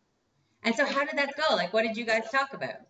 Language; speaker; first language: English; native; English